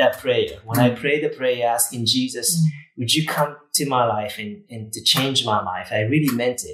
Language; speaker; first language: English; non-native, fluent; Japanese